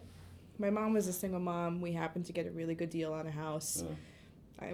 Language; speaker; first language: English; native; English